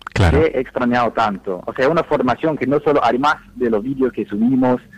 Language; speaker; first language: Spanish; non-native, fluent; English